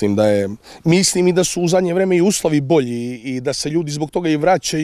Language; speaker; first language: Serbian; native; Serbian